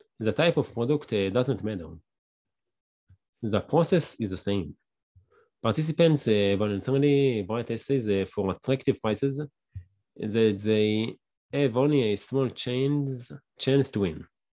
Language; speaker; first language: English; non-native, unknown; Hebrew